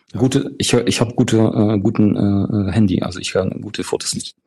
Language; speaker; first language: German; non-native, fluent; Polish